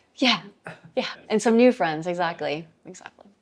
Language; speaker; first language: English; native; English